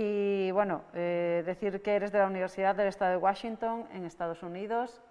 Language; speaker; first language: Spanish; native; Spanish